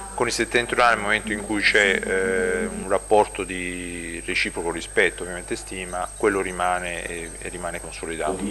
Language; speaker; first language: Italian; native; Italian